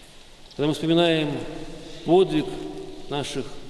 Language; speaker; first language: Russian; native; Russian